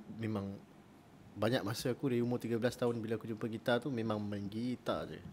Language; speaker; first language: Malay; native; Malay